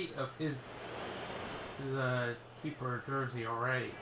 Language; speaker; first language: English; native; English